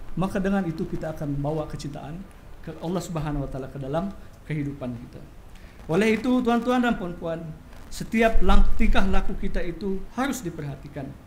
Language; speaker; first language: Malay; native; Malay